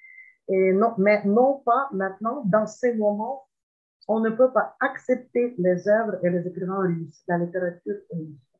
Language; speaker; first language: French; non-native, fluent; Ukrainian